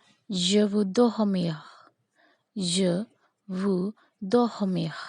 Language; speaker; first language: French; non-native, fluent; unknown